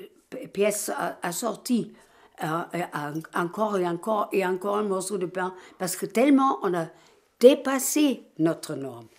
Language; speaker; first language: French; non-native, fluent; German